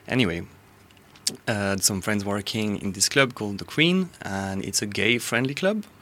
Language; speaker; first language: English; non-native, fluent; French